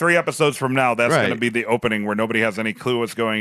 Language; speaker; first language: English; native; English